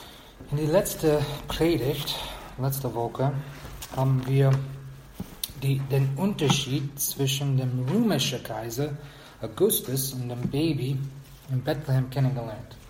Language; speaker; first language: German; non-native, fluent; English